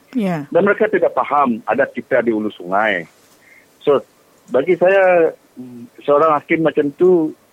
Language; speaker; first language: Malay; non-native, local second language; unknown